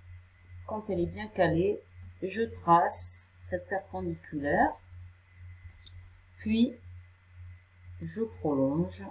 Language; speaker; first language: French; native; French